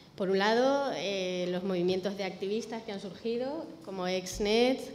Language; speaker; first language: Spanish; native; Spanish